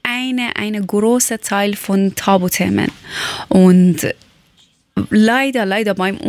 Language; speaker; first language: German; non-native, learner; Persian